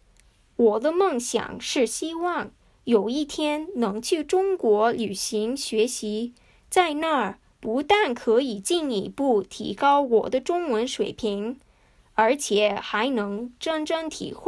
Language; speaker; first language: Chinese; non-native, fluent; Japanese